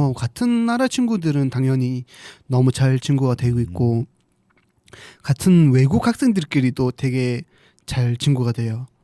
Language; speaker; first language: Korean; non-native, fluent; Mongolian